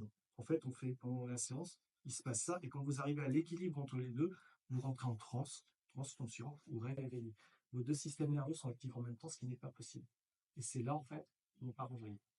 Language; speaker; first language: French; native; French